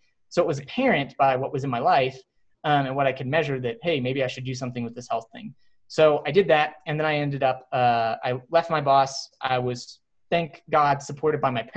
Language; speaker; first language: English; native; English